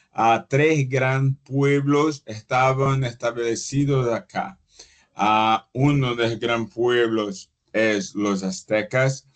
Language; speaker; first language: Spanish; non-native, fluent; Portuguese